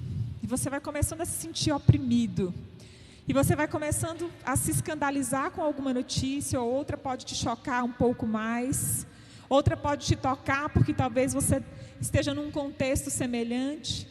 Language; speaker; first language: Portuguese; native; Portuguese